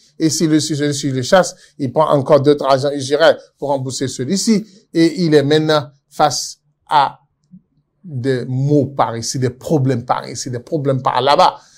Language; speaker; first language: French; non-native, local second language; Yoruba